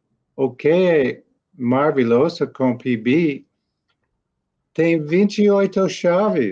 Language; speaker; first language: Portuguese; non-native, learner; English